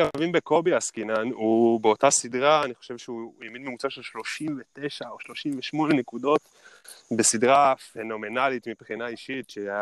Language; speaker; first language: Hebrew; native; Hebrew